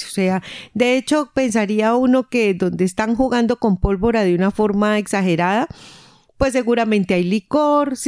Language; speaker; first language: Spanish; native; Spanish